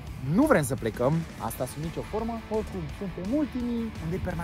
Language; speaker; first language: Romanian; native; Romanian